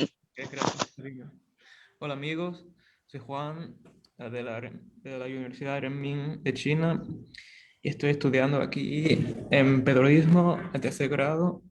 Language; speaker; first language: Spanish; non-native, fluent; Chinese